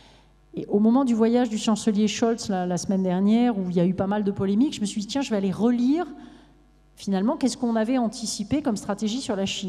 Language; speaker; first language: French; native; French